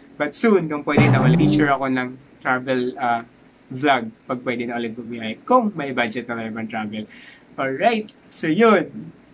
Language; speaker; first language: Filipino; non-native, local second language; Cebuano